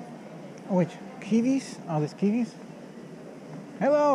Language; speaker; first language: English; non-native, fluent; German